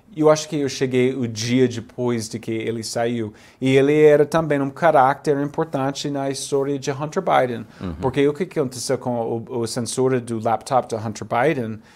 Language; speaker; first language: Portuguese; non-native, fluent; English